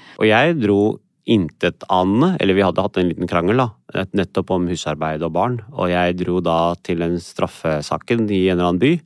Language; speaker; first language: Norwegian; early bilingual, other home language; Punjabi